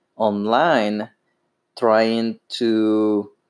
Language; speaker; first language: English; non-native, fluent; Spanish